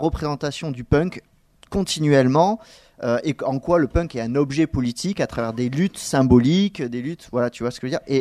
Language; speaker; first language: French; native; French